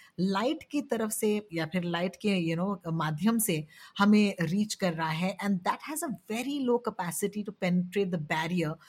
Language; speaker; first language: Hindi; native; Hindi